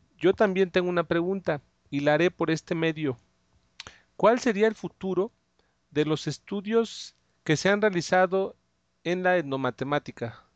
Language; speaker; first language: Spanish; native; Spanish